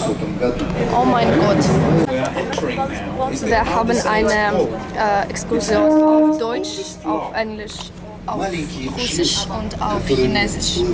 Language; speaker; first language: German; non-native, learner; Russian